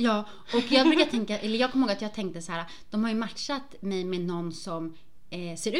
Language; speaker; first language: Swedish; native; Swedish